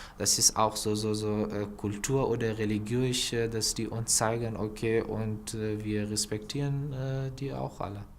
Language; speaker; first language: German; non-native, fluent; Pashto